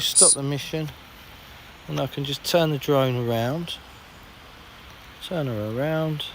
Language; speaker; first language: English; native; English